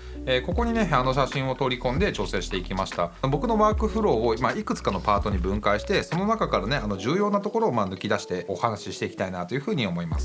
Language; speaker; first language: Japanese; native; Japanese